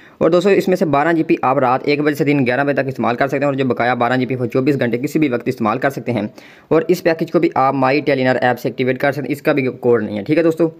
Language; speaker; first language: Urdu; non-native, local second language; Punjabi